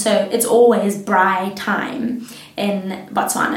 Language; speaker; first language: English; native; English